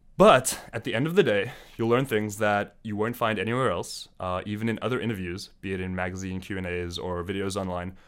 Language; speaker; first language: English; native; English